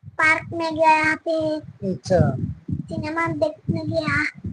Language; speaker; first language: Hindi; non-native, local second language; Bangla